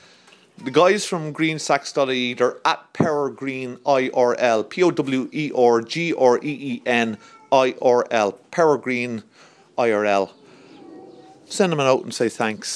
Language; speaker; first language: English; native; English